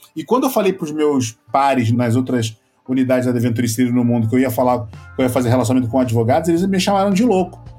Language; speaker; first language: Portuguese; native; Portuguese